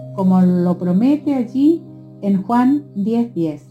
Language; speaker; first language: Spanish; native; Spanish